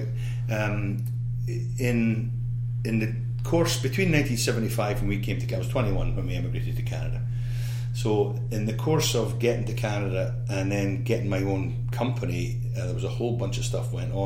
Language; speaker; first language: English; native; English